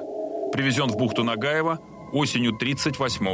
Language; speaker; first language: Russian; native; Russian